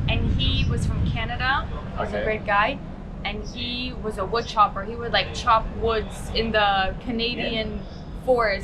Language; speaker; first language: English; early bilingual, heritage; English